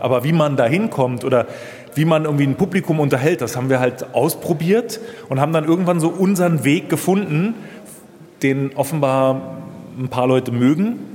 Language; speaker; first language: German; native; German